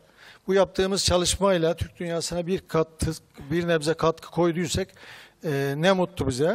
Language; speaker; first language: Turkish; native; Turkish